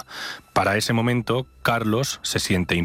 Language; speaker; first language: Spanish; native; Spanish